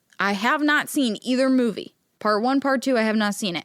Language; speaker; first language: English; native; English